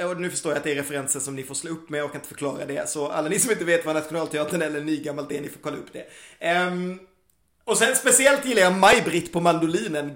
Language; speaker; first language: Swedish; native; Swedish